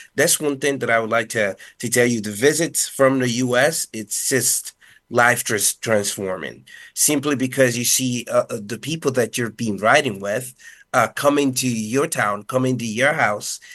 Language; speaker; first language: English; non-native, fluent; Spanish